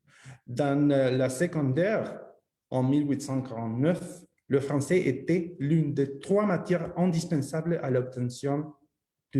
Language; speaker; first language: French; non-native, fluent; Spanish